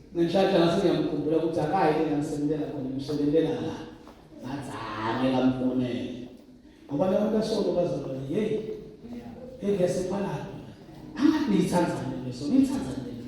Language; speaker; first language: Zulu; non-native, local second language; Swati